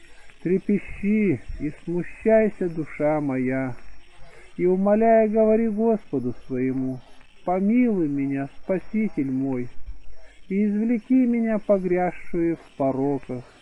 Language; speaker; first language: Russian; native; Russian